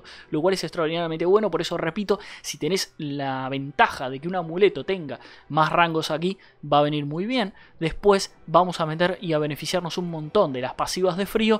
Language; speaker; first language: Spanish; native; Spanish